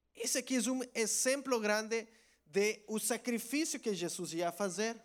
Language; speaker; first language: Portuguese; non-native, learner; Spanish